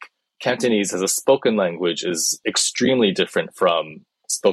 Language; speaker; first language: English; early bilingual, other home language; Chinese